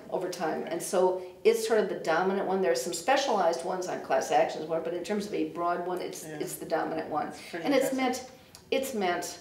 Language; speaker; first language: English; native; English